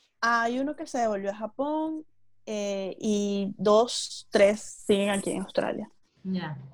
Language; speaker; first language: Spanish; native; Spanish